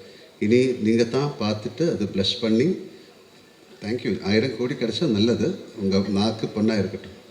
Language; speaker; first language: Tamil; non-native, learner; Malayalam